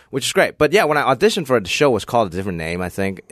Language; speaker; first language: English; early bilingual, other home language; Cantonese